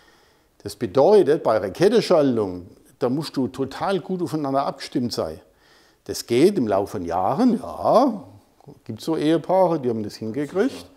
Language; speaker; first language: German; native; German